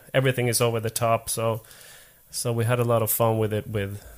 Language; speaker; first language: English; non-native, fluent; Swedish